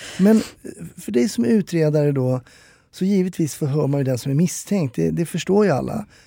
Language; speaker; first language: Swedish; native; Swedish